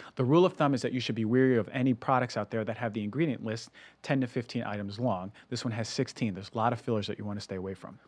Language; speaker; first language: English; native; English